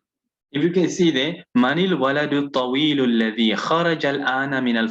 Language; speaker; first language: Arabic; non-native, fluent; English